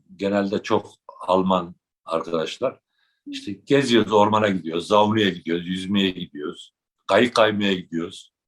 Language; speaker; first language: Turkish; native; Turkish